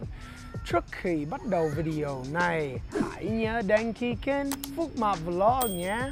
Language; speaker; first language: Vietnamese; early bilingual, heritage; English